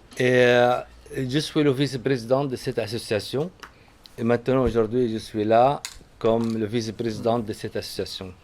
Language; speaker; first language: French; non-native, fluent; Arabic